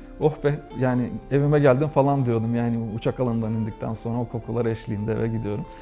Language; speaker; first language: Turkish; native; Turkish